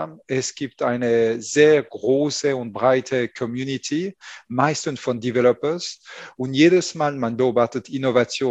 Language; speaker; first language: German; non-native, fluent; French